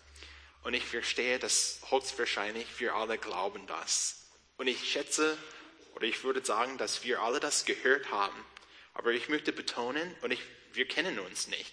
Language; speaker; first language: German; non-native, learner; English